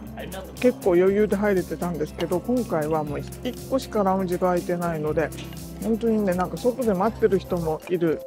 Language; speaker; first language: Japanese; native; Japanese